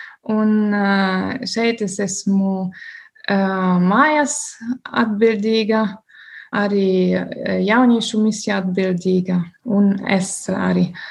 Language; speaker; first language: Latvian; non-native, learner; German